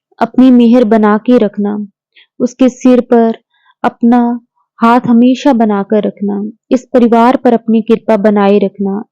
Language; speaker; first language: Hindi; native; Hindi